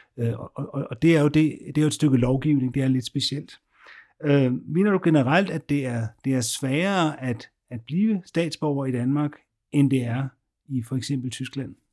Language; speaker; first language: Danish; native; Danish